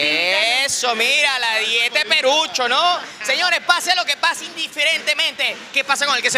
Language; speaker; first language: Spanish; native; Spanish